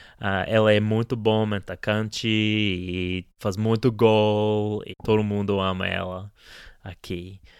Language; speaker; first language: Portuguese; non-native, learner; English